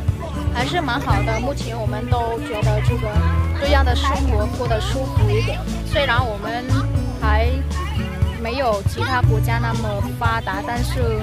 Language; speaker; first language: Chinese; non-native, fluent; Vietnamese